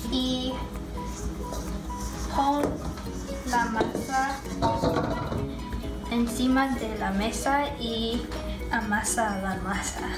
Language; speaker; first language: Spanish; non-native, learner; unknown